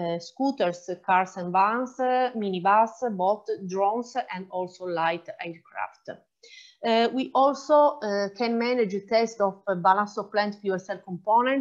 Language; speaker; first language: English; non-native, fluent; Italian